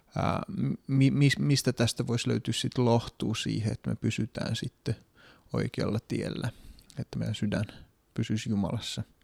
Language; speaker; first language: Finnish; non-native, fluent; Greek